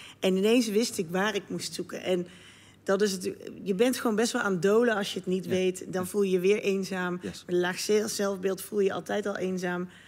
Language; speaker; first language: Dutch; native; Dutch